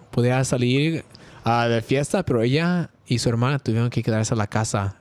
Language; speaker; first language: Spanish; early bilingual, heritage; Spanish